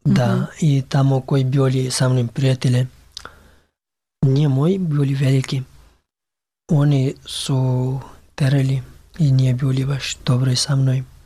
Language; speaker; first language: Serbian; non-native, learner; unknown